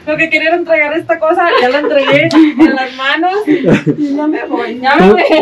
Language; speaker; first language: Spanish; native; Spanish